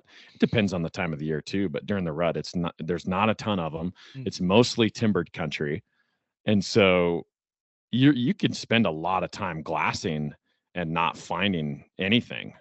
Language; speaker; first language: English; native; English